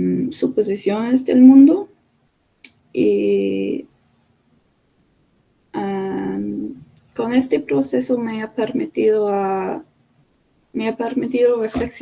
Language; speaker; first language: Spanish; non-native, fluent; English